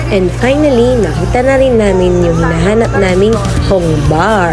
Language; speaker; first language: Filipino; native; Filipino